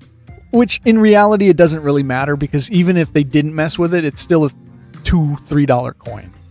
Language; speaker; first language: English; native; English